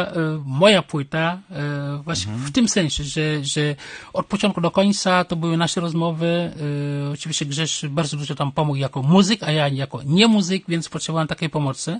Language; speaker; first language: Polish; non-native, fluent; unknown